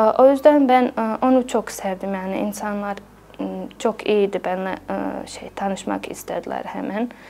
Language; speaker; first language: Turkish; non-native, fluent; Bosnian